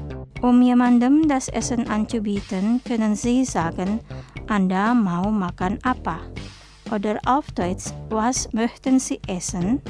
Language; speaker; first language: German; non-native, fluent; Indonesian